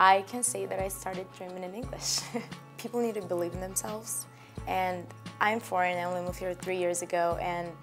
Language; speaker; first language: English; non-native, fluent; Russian